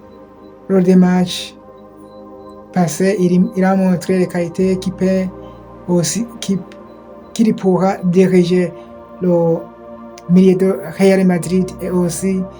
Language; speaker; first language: French; non-native, local second language; Kinyarwanda